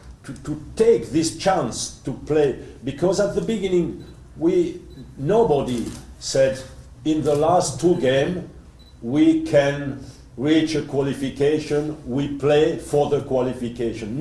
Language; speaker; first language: English; non-native, learner; French